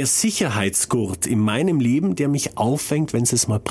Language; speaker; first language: German; native; German